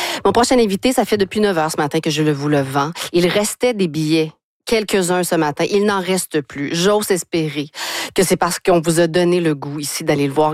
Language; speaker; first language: French; native; French